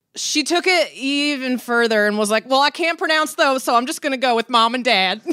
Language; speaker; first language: English; early bilingual, other home language; Persian